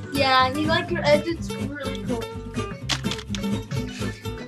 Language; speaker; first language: English; native; English